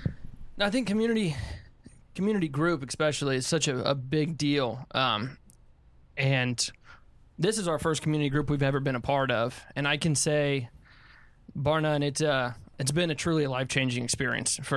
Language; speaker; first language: English; native; English